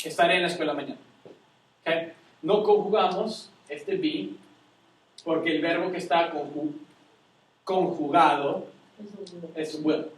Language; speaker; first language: Spanish; non-native, fluent; English